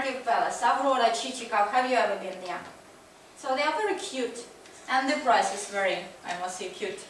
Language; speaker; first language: English; non-native, fluent; Russian